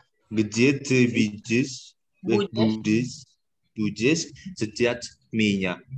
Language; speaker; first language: Russian; non-native, learner; Indonesian